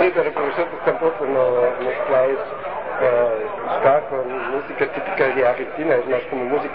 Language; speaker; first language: Spanish; non-native, learner; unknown